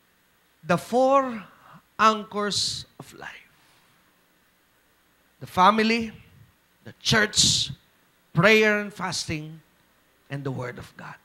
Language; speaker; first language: English; non-native, local second language; Filipino